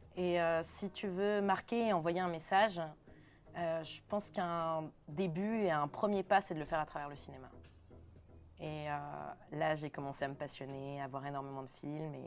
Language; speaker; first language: French; early bilingual, other home language; Spanish